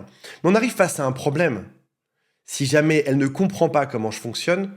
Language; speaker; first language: French; native; French